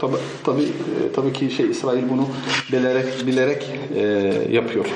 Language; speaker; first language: Turkish; non-native, fluent; Arabic